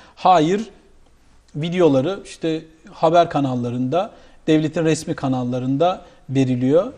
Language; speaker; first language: Turkish; native; Turkish